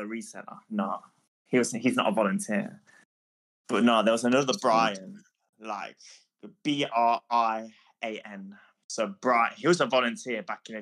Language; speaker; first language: English; native; English